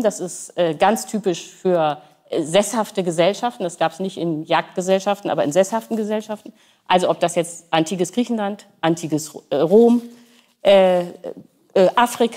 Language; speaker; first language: German; native; German